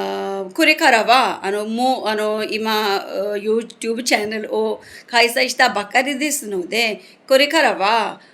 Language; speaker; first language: Japanese; non-native, fluent; Hindi